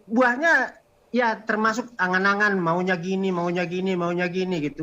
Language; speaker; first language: Indonesian; native; Indonesian